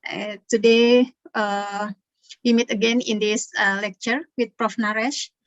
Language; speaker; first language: English; non-native, learner; Indonesian